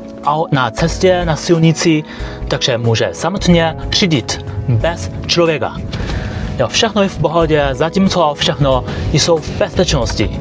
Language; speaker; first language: Czech; non-native, learner; Chinese